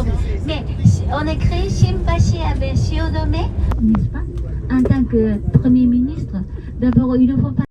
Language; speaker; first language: French; non-native, fluent; Japanese